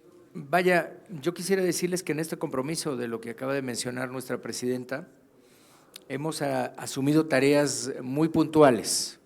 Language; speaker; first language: Spanish; native; Spanish